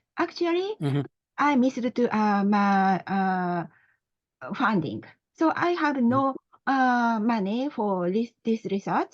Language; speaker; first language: English; non-native, learner; Japanese